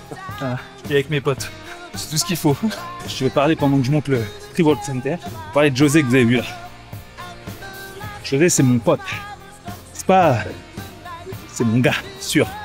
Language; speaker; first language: French; native; French